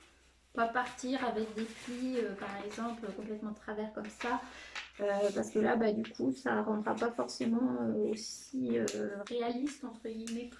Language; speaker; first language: French; native; French